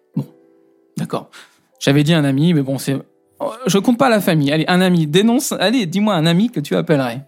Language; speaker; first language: French; native; French